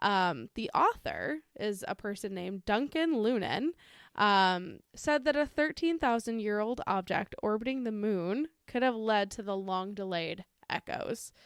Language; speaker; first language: English; native; English